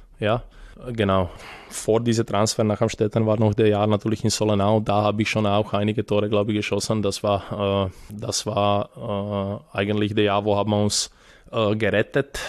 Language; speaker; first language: German; non-native, fluent; Serbian